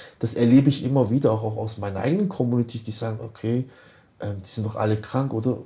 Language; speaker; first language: German; early bilingual, other home language; Kurdish